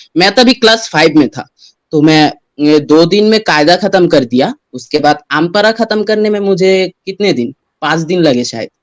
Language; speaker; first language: Hindi; non-native, fluent; Bangla